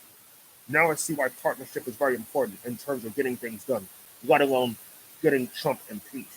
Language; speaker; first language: English; native; English